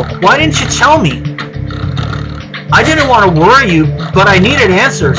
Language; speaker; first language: English; native; English